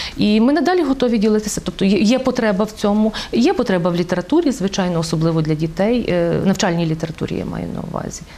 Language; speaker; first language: Ukrainian; native; Ukrainian